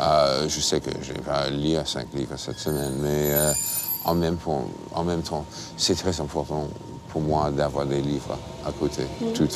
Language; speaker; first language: French; non-native, fluent; English